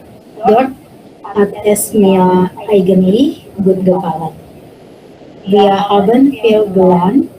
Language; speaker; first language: German; non-native, learner; Indonesian